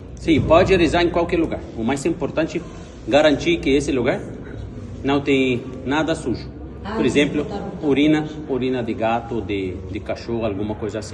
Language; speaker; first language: Portuguese; non-native, fluent; Arabic